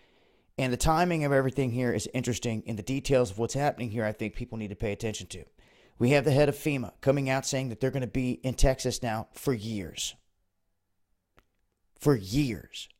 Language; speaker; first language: English; native; English